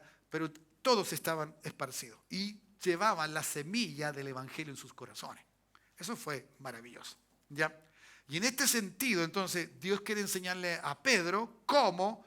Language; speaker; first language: Spanish; native; Spanish